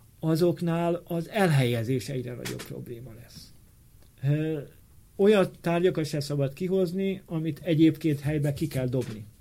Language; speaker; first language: Hungarian; native; Hungarian